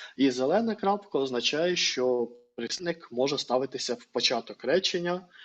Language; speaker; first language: Ukrainian; non-native, local second language; Russian